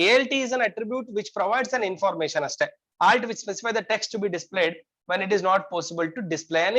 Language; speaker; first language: English; non-native, local second language; Kannada